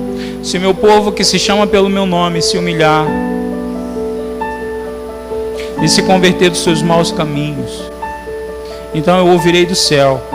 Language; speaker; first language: Portuguese; native; Portuguese